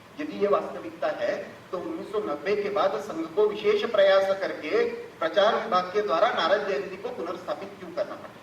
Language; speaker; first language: Hindi; non-native, local second language; Marathi